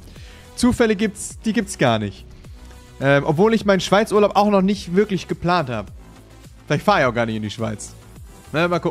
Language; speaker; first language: German; native; German